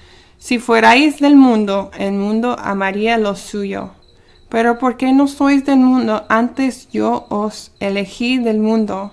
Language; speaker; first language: Spanish; early bilingual, heritage; Spanish